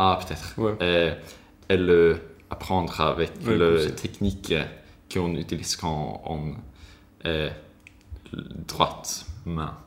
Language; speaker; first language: French; non-native, learner; Swedish